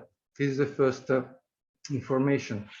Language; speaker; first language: English; non-native, fluent; Italian